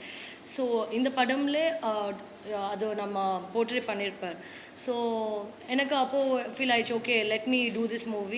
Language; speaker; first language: Tamil; non-native, learner; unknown